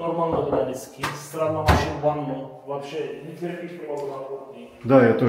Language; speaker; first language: Russian; non-native, learner; Turkish